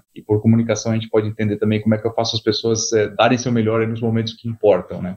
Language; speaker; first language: Portuguese; native; Portuguese